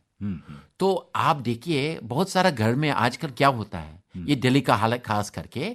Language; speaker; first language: Hindi; non-native, fluent; English